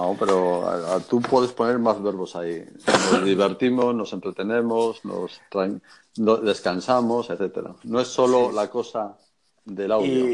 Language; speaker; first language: Spanish; native; Spanish